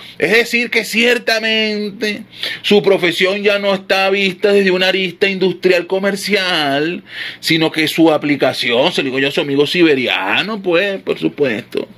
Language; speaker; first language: Spanish; native; Spanish